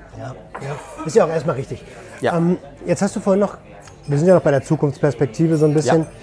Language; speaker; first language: German; native; German